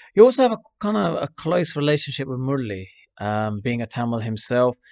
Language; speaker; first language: English; non-native, local second language; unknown